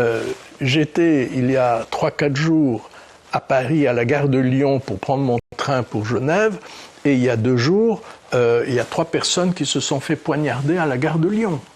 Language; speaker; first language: French; early bilingual, other home language; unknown